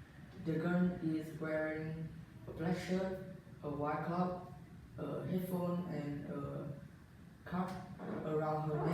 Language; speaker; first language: English; non-native, learner; Vietnamese